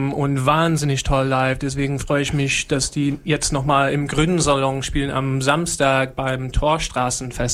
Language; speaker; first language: German; non-native, fluent; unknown